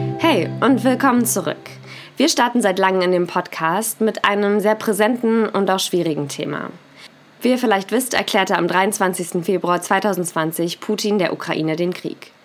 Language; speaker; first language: German; native; German